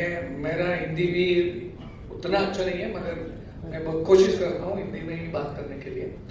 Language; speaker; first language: Hindi; non-native, learner; Kannada